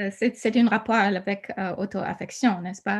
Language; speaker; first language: French; non-native, fluent; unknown